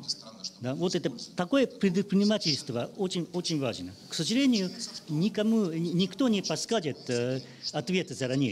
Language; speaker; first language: Russian; non-native, learner; Japanese